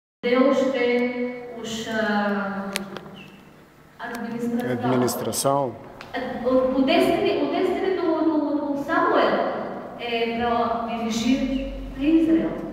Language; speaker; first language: Portuguese; non-native, learner; Bulgarian